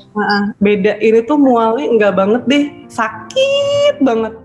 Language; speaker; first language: Indonesian; native; Indonesian